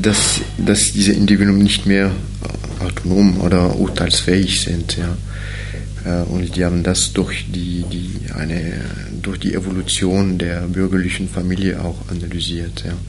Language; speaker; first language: German; non-native, fluent; French